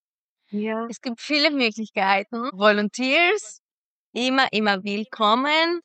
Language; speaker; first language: German; non-native, fluent; Spanish